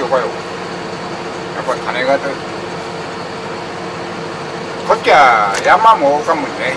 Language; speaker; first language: Japanese; native; Japanese